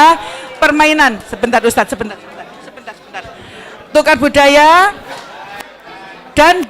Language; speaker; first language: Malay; non-native, local second language; Javanese